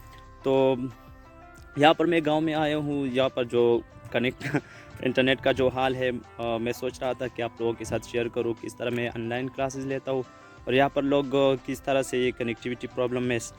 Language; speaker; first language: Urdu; non-native, local second language; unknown